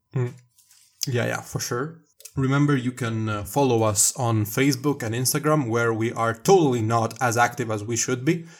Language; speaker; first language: English; non-native, fluent; Italian